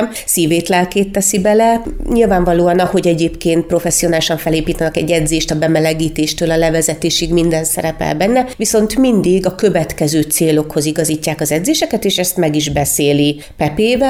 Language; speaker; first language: Hungarian; native; Hungarian